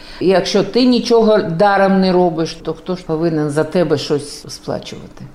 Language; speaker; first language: Ukrainian; non-native, local second language; Russian